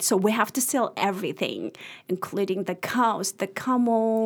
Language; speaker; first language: English; early bilingual, other home language; Arabic